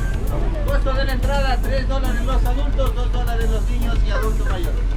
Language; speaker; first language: Spanish; native; Spanish